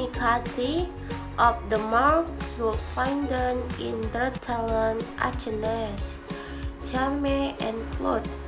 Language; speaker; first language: Dutch; non-native, learner; Indonesian